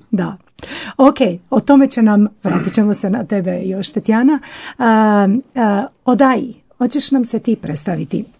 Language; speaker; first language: Croatian; native; Croatian